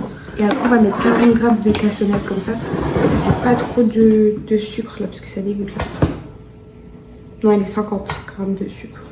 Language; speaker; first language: French; native; French